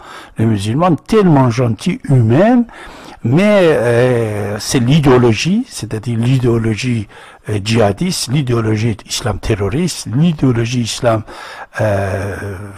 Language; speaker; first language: French; non-native, fluent; Persian